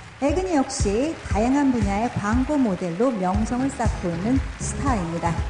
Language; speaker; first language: Korean; native; Korean